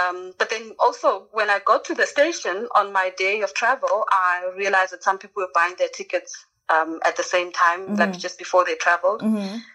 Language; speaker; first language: English; non-native, local second language; Zulu